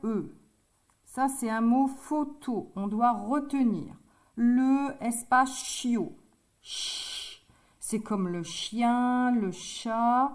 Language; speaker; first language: French; native; French